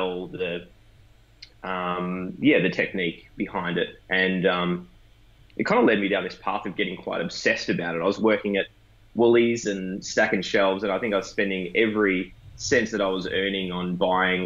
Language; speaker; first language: English; native; English